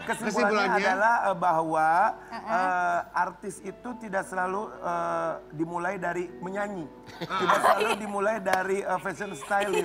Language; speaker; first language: Indonesian; native; Indonesian